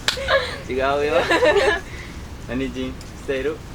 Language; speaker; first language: Japanese; non-native, learner; Indonesian